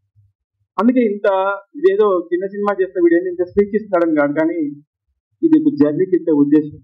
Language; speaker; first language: Telugu; native; Telugu